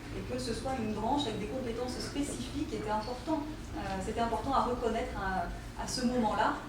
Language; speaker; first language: French; native; French